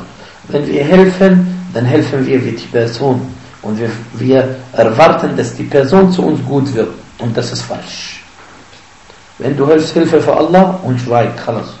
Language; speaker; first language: German; non-native, fluent; Arabic